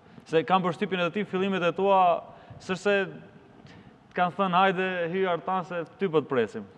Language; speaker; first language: Albanian; native; Albanian